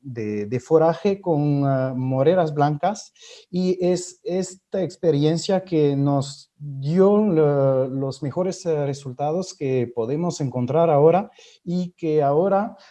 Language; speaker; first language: Spanish; non-native, fluent; French